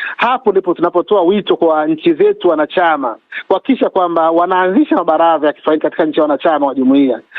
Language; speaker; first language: Swahili; native; Swahili